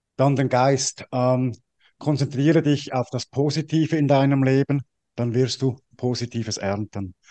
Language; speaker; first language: German; native; German